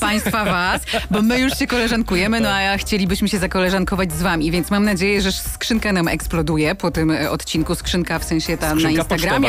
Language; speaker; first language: Polish; native; Polish